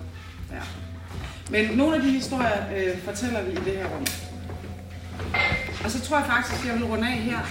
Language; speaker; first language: Danish; native; Danish